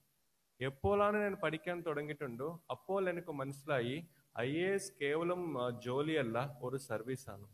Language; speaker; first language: Malayalam; non-native, learner; Telugu